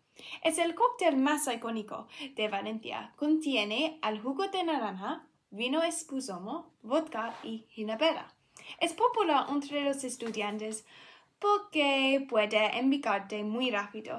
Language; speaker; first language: Spanish; non-native, learner; English